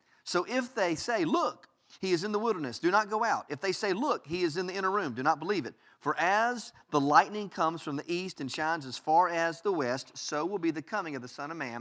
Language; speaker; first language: English; native; English